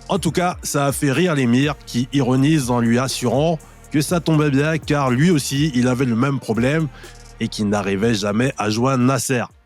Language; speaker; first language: French; native; French